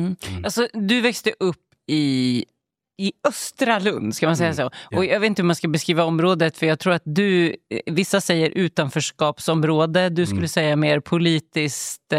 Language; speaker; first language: Swedish; native; Swedish